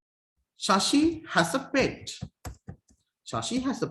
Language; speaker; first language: English; non-native, local second language; Sinhala